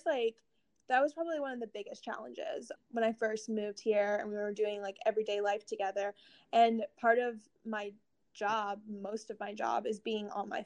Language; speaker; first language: English; native; English